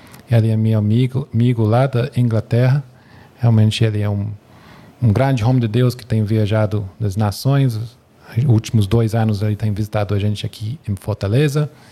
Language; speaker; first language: Portuguese; non-native, fluent; English